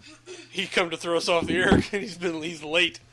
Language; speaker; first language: English; native; English